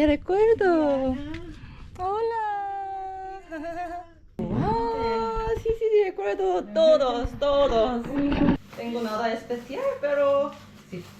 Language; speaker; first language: Spanish; non-native, learner; Korean